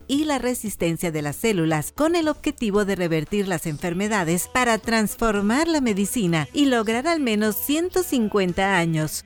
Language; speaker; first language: Spanish; native; Spanish